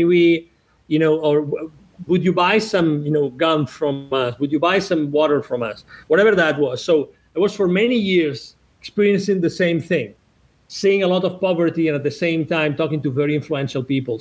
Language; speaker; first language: English; non-native, fluent; Spanish